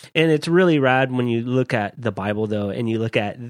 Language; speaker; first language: English; native; English